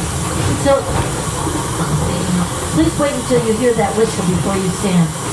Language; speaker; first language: English; native; English